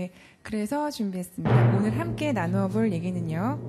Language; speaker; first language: Korean; native; Korean